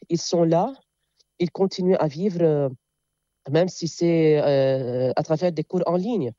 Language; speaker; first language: French; non-native, local second language; Arabic